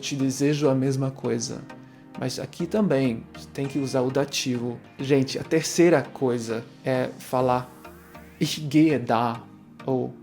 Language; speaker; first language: Portuguese; non-native, fluent; German